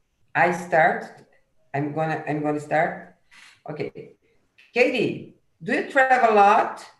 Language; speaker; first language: English; non-native, learner; Portuguese